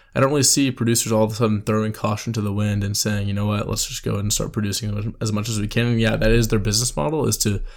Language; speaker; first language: English; native; English